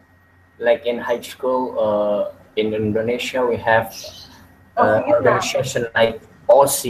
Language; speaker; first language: English; non-native, learner; Indonesian